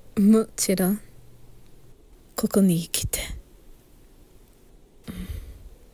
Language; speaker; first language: Japanese; non-native, learner; English